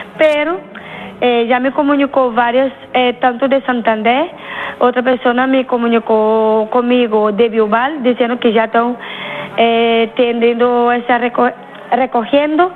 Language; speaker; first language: Spanish; early bilingual, other home language; Portuguese